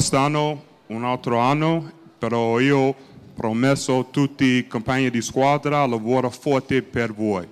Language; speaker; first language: Italian; non-native, learner; English